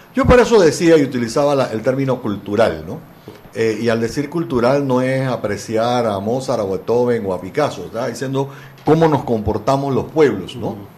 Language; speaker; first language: Spanish; native; Spanish